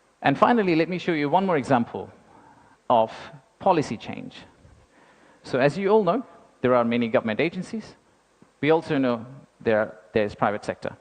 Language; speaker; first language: English; non-native, local second language; Bangla